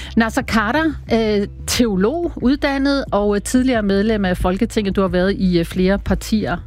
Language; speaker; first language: Danish; native; Danish